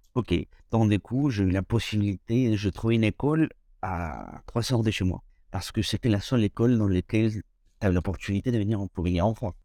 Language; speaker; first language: French; non-native, fluent; Spanish